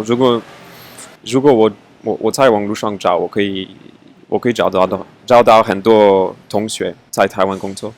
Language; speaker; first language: Chinese; non-native, fluent; French